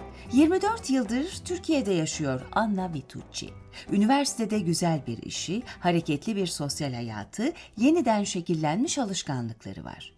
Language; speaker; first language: Turkish; native; Turkish